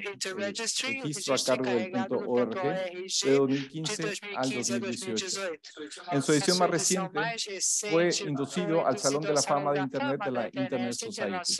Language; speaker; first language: Spanish; native; Spanish